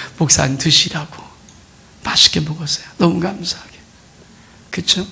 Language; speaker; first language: Korean; native; Korean